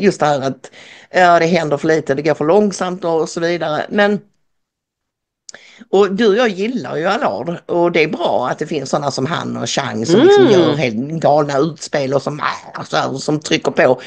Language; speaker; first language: Swedish; native; Swedish